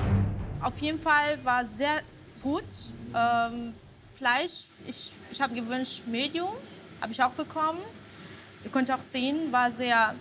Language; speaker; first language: German; non-native, fluent; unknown